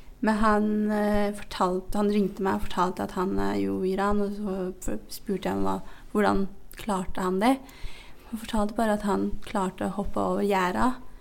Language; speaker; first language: Norwegian; non-native, fluent; Hazaragi